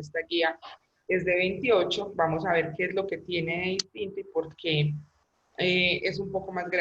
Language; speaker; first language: Spanish; native; Spanish